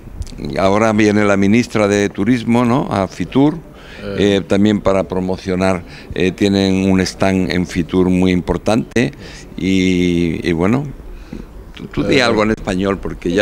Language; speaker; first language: Spanish; native; Spanish